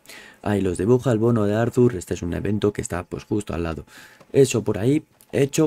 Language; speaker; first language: Spanish; native; Spanish